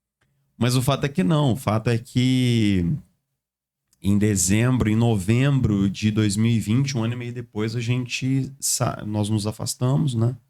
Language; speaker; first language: Portuguese; native; Portuguese